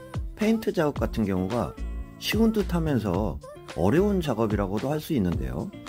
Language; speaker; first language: Korean; native; Korean